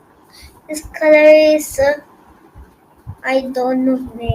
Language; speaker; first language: English; non-native, learner; Hindi